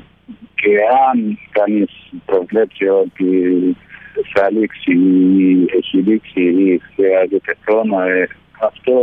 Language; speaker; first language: Greek; early bilingual, heritage; Greek